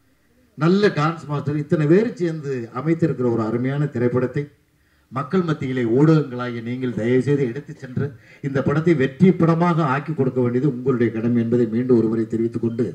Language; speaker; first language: Tamil; native; Tamil